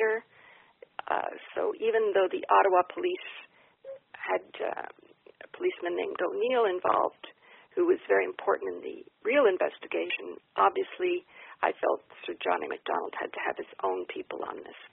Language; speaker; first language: English; native; English